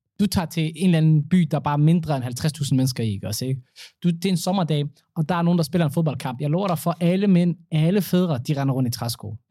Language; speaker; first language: Danish; early bilingual, other home language; Somali